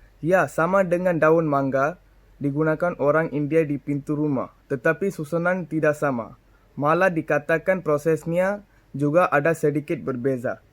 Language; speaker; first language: Malay; non-native, local second language; Tamil